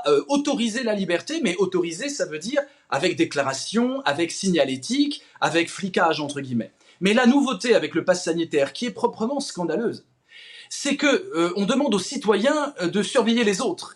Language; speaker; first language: French; native; French